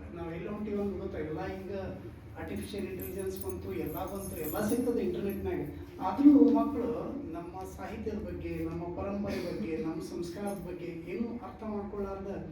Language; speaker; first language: Kannada; native; Kannada